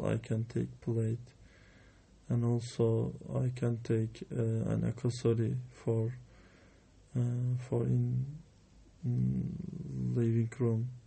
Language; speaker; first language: English; non-native, learner; Turkish